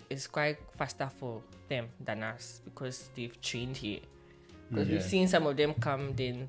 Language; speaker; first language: English; non-native, local second language; Akan